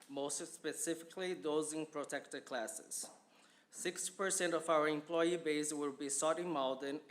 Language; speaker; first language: English; non-native, fluent; Portuguese